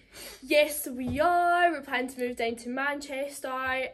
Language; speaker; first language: English; native; English